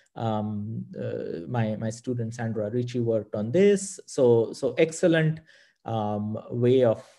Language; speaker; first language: English; non-native, local second language; Marathi